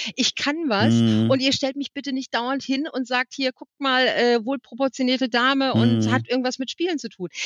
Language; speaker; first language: German; native; German